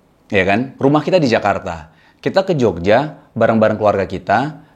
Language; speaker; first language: Indonesian; native; Indonesian